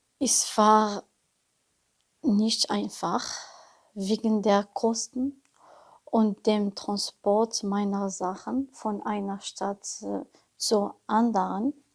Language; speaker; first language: German; non-native, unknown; Arabic